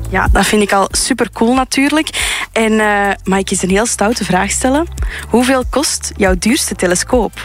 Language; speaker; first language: Dutch; native; Dutch